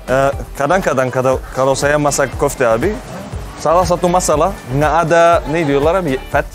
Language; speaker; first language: Indonesian; non-native, fluent; Turkish